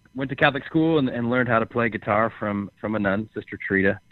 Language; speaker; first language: English; native; English